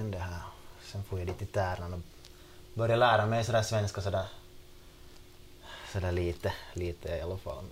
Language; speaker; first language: Swedish; non-native, local second language; Finnish